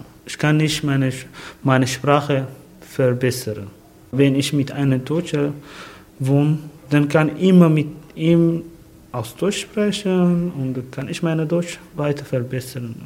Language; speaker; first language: German; non-native, learner; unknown